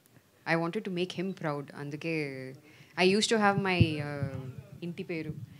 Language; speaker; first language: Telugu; non-native, fluent; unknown